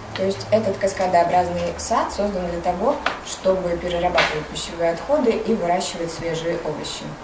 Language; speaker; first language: Russian; native; Russian